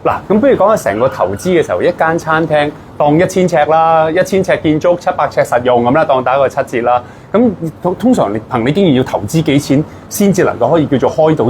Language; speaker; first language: Cantonese; native; Cantonese